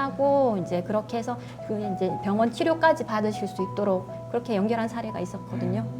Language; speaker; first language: Korean; native; Korean